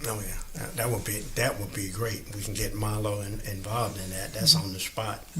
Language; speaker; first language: English; native; English